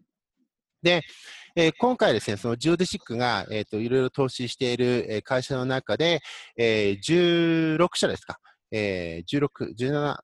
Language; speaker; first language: Japanese; native; Japanese